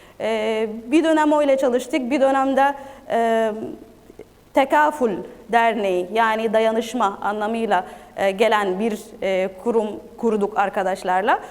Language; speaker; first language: Turkish; non-native, fluent; Arabic